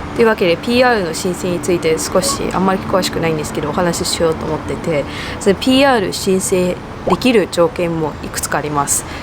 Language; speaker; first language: Japanese; early bilingual, heritage; Japanese